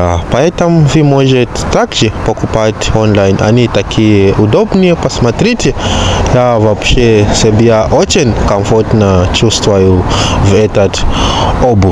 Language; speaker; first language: Russian; non-native, learner; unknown